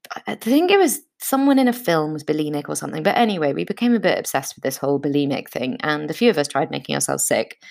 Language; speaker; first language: English; native; English